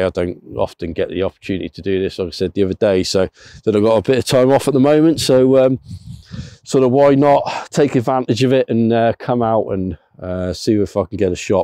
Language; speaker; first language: English; native; English